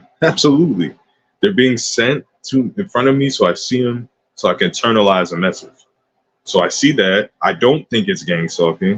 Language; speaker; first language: English; native; English